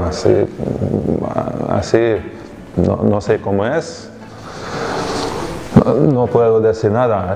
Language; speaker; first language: Spanish; non-native, fluent; Hungarian